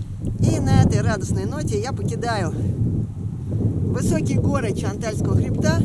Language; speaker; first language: Russian; native; Russian